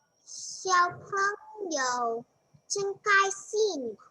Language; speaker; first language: Chinese; non-native, learner; Indonesian